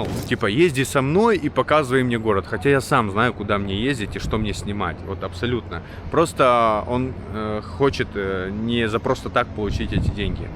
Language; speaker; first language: Russian; native; Russian